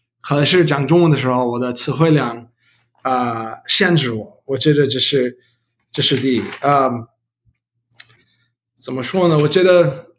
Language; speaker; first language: Chinese; non-native, learner; English